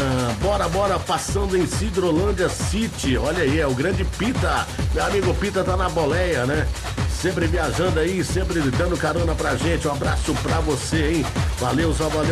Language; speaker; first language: Portuguese; native; Portuguese